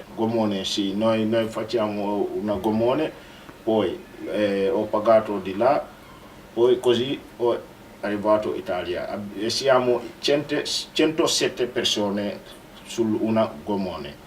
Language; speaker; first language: Italian; non-native, learner; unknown